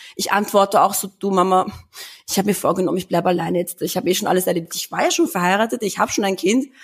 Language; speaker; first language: German; early bilingual, other home language; Albanian